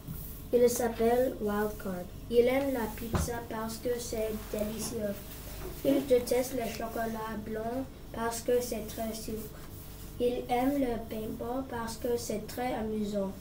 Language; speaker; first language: French; non-native, learner; English